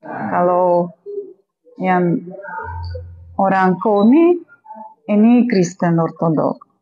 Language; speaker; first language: Indonesian; non-native, fluent; Russian